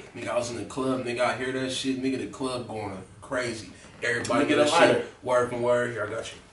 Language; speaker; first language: English; native; English